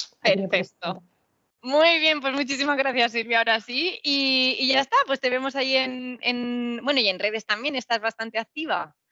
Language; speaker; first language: Spanish; native; Spanish